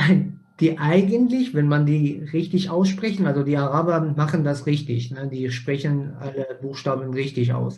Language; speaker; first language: German; non-native, fluent; Persian